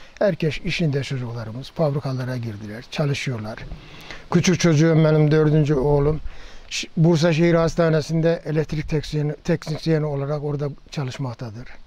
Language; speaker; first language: Turkish; native; Turkish